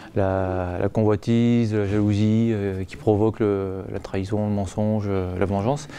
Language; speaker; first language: French; native; French